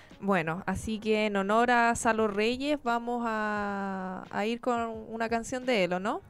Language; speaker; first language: Spanish; native; Spanish